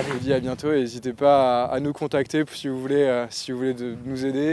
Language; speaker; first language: French; native; French